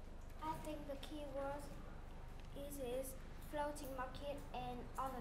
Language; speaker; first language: English; non-native, learner; Vietnamese